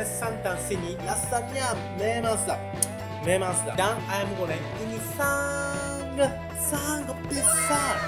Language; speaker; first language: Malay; non-native, learner; Japanese